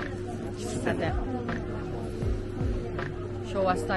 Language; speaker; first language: Japanese; non-native, fluent; French